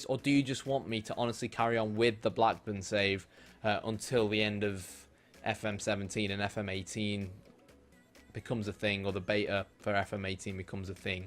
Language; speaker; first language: English; native; English